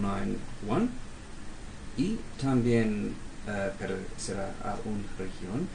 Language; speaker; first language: Spanish; non-native, fluent; English